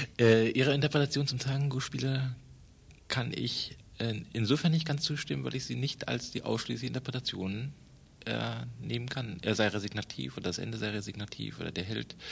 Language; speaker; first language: German; native; German